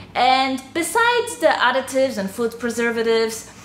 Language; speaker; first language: English; non-native, fluent; Polish